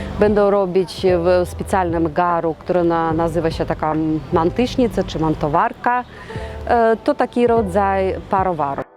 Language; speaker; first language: Polish; non-native, fluent; Russian